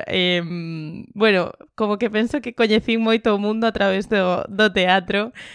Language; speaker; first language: Galician; non-native, local second language; Spanish